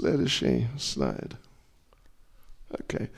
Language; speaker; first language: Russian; non-native, learner; English